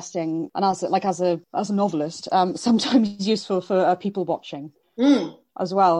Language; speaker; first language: English; native; English